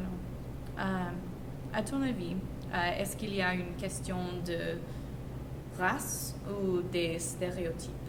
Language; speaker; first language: French; non-native, learner; English